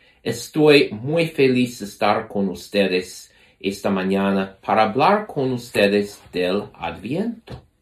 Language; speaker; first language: Spanish; non-native, fluent; English